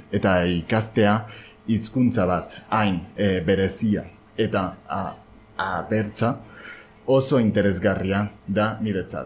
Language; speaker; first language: Basque; non-native, learner; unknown